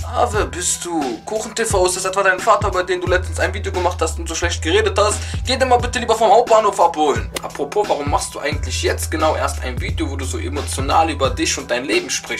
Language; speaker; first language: German; native; German